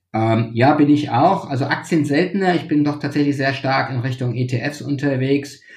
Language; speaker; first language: German; native; German